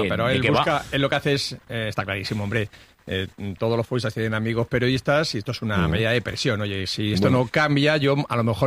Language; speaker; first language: Spanish; native; Spanish